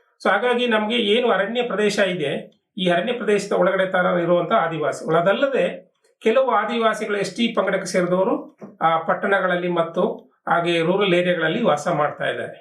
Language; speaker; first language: Kannada; non-native, local second language; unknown